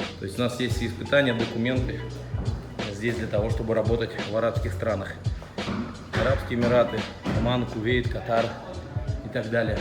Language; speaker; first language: Russian; native; Russian